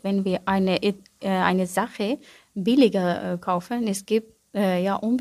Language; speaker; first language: German; non-native, learner; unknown